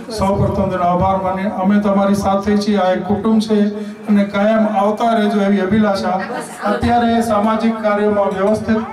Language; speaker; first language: Gujarati; non-native, local second language; Sindhi